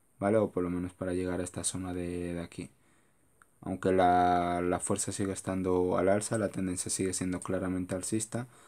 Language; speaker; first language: Spanish; native; Spanish